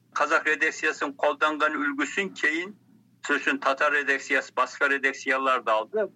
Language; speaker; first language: Kazakh; early bilingual, heritage; Kazakh